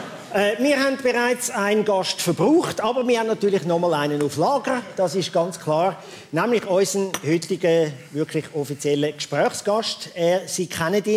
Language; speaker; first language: German; native; German